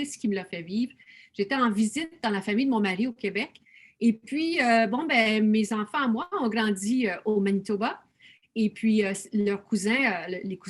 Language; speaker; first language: French; native; French